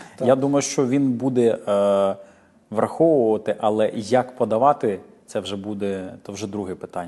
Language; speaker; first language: Ukrainian; native; Ukrainian